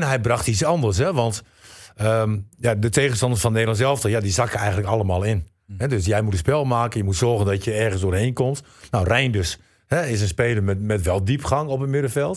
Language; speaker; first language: Dutch; native; Dutch